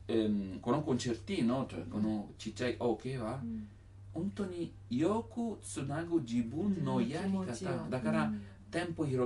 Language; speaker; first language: Japanese; non-native, learner; Italian